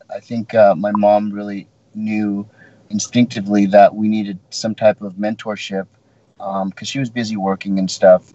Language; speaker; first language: English; native; English